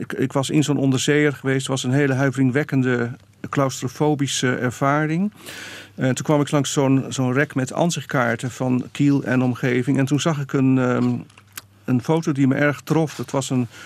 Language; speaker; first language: Dutch; native; Dutch